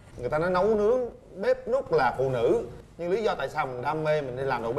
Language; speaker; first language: Vietnamese; native; Vietnamese